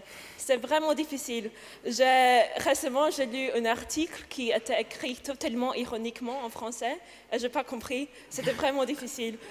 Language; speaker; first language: French; non-native, learner; English